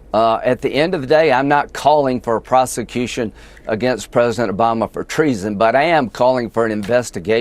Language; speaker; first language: English; native; English